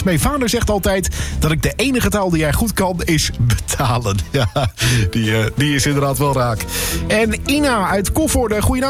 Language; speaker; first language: Dutch; native; Dutch